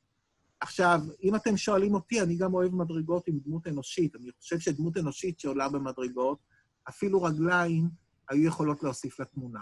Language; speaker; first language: Hebrew; native; Hebrew